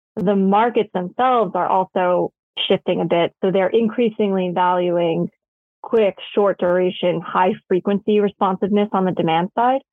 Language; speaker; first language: English; native; English